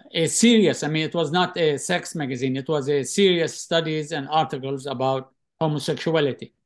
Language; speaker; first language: English; non-native, fluent; Arabic